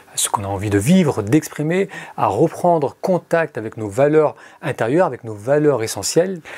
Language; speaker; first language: French; early bilingual, other home language; Arabic